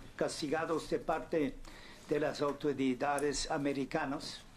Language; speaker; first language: Spanish; non-native, fluent; German